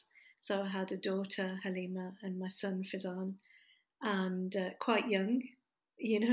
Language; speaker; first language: English; native; English